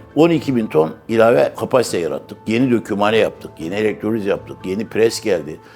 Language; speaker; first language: Turkish; native; Turkish